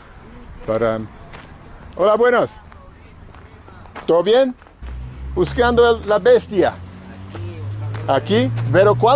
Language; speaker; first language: Spanish; non-native, learner; English